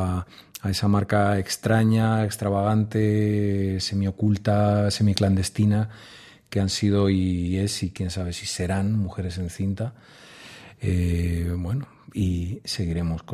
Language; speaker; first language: Spanish; native; Spanish